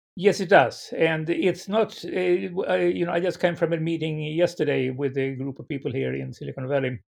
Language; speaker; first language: English; non-native, fluent; Swedish